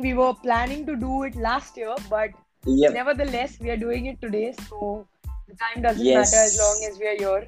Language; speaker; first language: English; non-native, local second language; Hindi